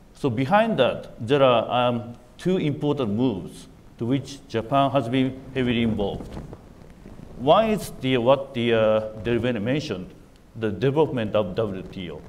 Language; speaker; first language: English; non-native, fluent; Japanese